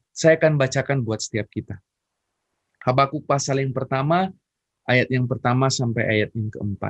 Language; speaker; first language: Indonesian; native; Indonesian